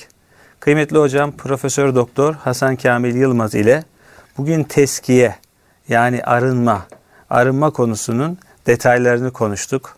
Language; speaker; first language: Turkish; native; Turkish